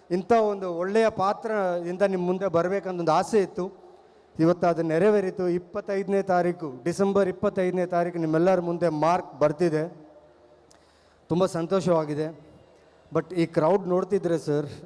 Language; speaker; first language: Kannada; non-native, local second language; Telugu